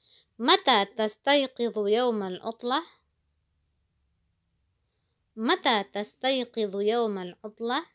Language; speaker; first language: Arabic; non-native, fluent; Indonesian